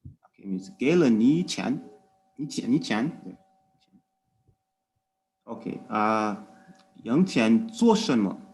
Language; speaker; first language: Chinese; non-native, learner; English